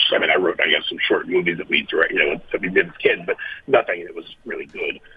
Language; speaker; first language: English; native; English